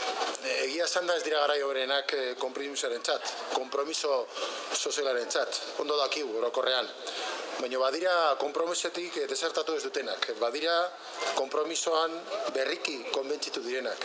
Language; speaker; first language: Basque; native; Basque